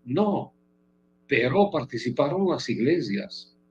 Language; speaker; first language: Spanish; non-native, fluent; Italian